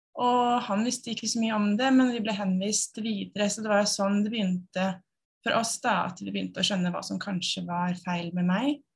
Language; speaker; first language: Norwegian; native; Norwegian